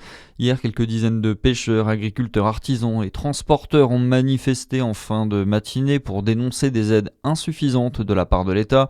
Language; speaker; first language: French; native; French